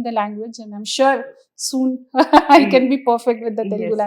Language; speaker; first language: English; non-native, local second language; Hindi